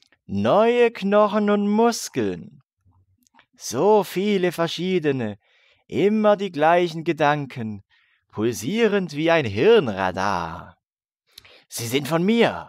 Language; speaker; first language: German; native; German